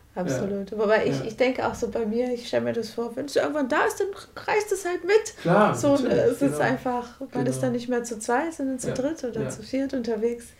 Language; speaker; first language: German; non-native, fluent; Portuguese